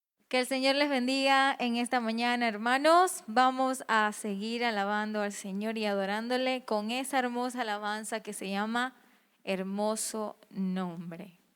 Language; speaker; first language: Spanish; native; Spanish